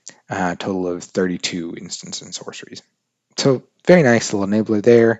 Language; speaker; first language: English; native; English